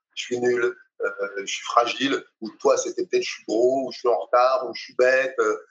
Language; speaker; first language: French; native; French